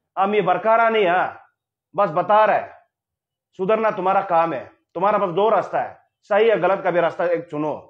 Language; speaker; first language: Hindi; non-native, local second language; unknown